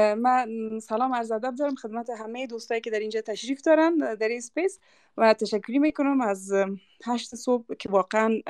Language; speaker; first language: Persian; non-native, local second language; Uzbek